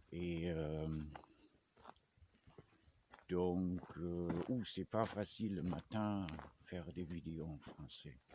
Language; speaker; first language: French; non-native, fluent; German